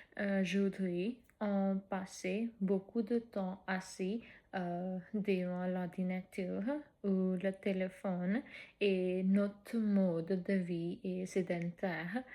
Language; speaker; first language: French; non-native, fluent; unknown